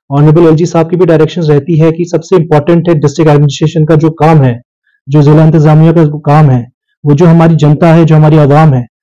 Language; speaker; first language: Hindi; non-native, local second language; Sherpa